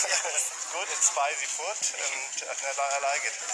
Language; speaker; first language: English; non-native, learner; German